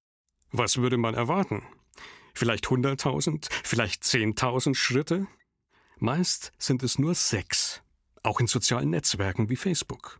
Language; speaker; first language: German; native; German